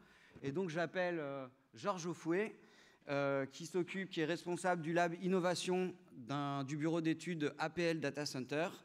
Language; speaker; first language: French; native; French